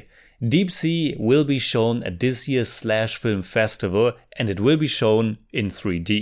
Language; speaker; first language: English; non-native, fluent; German